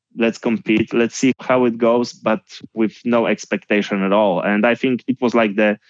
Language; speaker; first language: English; non-native, fluent; Polish